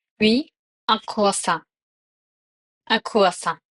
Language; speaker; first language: French; non-native, learner; Turkish